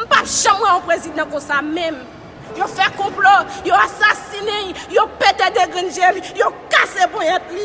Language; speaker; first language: Haitian Creole; native; Haitian Creole